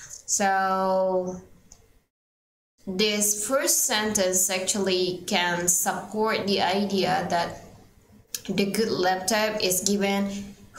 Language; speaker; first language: English; non-native, fluent; Indonesian